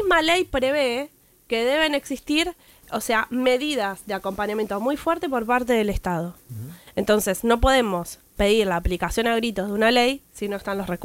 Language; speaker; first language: Spanish; native; Spanish